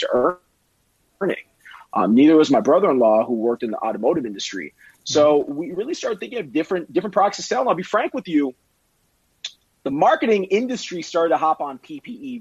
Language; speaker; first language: English; native; English